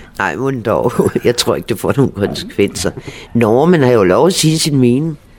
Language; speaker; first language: Danish; native; Danish